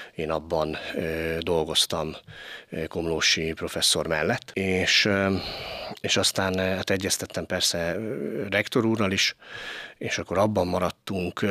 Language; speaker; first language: Hungarian; native; Hungarian